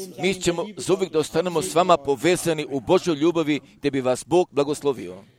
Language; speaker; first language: Croatian; early bilingual, heritage; Serbian